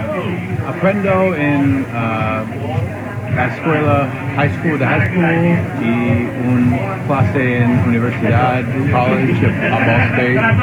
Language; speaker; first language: Spanish; non-native, learner; English